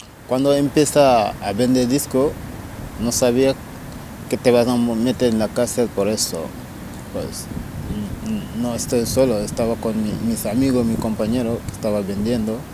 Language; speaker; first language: Spanish; non-native, learner; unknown